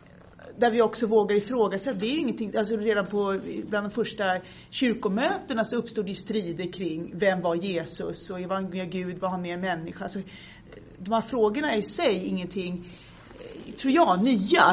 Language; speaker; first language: Swedish; native; Swedish